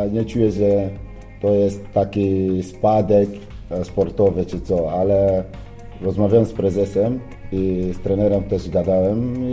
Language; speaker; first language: Polish; non-native, fluent; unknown